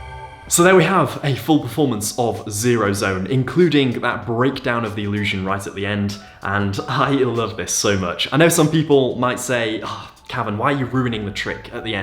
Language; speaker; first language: English; native; English